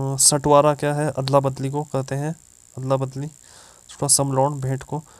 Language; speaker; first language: Hindi; native; Hindi